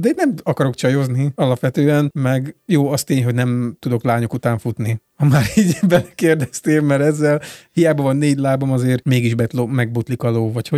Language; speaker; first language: Hungarian; native; Hungarian